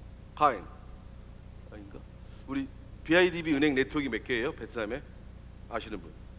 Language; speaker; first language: Korean; native; Korean